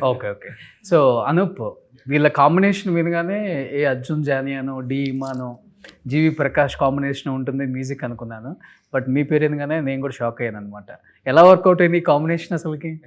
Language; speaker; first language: Telugu; native; Telugu